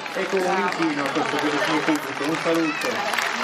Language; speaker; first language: Italian; native; Italian